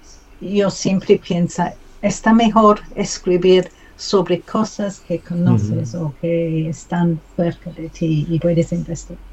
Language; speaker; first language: Spanish; non-native, learner; English